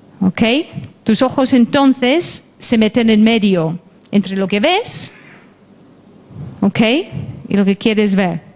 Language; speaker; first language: Spanish; non-native, fluent; English